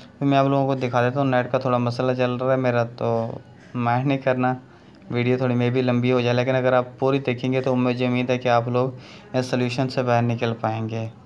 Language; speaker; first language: Urdu; native; Urdu